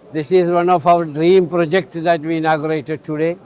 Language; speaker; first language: English; non-native, local second language; Malayalam